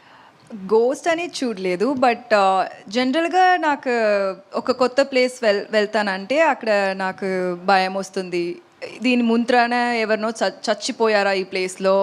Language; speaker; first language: Telugu; non-native, learner; Tamil